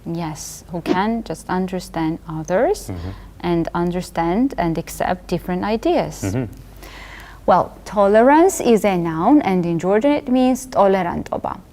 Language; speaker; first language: English; non-native, fluent; Georgian